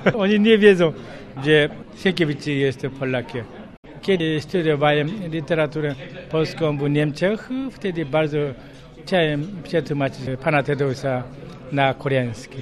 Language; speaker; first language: Polish; non-native, fluent; Korean